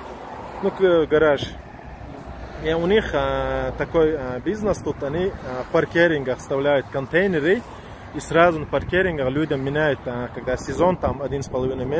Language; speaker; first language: Russian; non-native, local second language; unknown